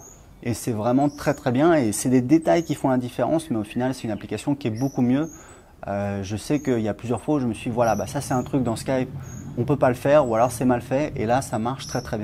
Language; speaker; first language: French; native; French